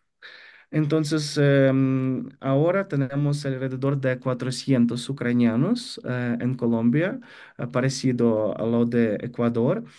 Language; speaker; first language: Spanish; non-native, fluent; Ukrainian